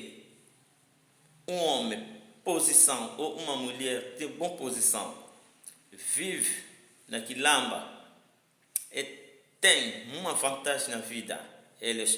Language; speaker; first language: Portuguese; non-native, learner; Lingala